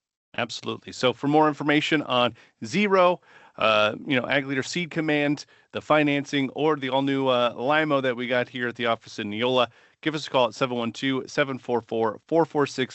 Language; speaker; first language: English; native; English